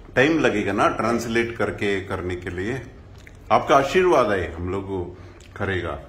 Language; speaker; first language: Hindi; non-native, local second language; Kannada